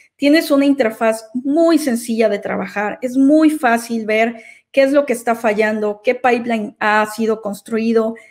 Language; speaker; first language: Spanish; native; Spanish